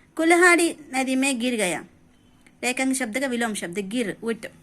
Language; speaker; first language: Hindi; non-native, local second language; Telugu